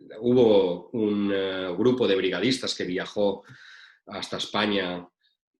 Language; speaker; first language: Spanish; native; Spanish